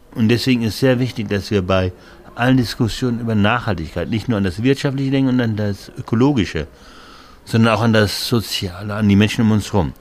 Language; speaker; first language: German; native; German